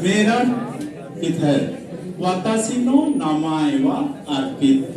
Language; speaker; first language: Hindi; native; Hindi